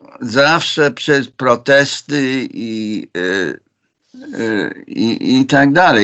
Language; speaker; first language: Polish; non-native, fluent; English